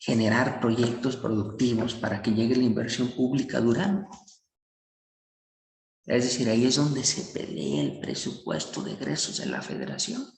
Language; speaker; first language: Spanish; native; Spanish